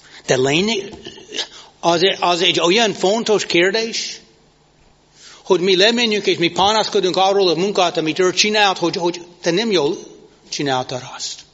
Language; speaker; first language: Hungarian; non-native, fluent; English